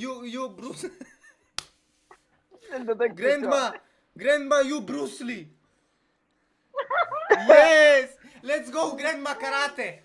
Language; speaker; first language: English; non-native, learner; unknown